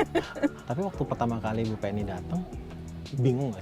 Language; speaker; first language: Indonesian; native; Indonesian